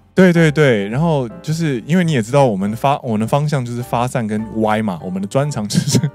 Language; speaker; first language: Chinese; native; Chinese